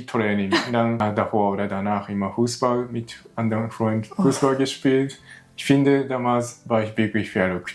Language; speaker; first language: German; non-native, learner; Japanese